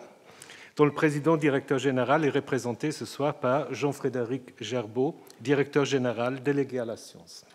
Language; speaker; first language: French; native; French